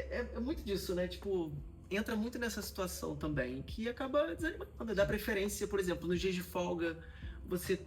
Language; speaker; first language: Portuguese; native; Portuguese